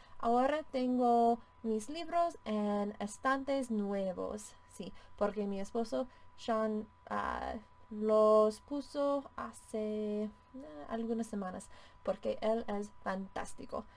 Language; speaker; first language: Spanish; non-native, fluent; English